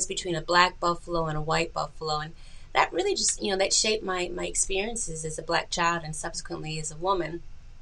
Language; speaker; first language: English; native; English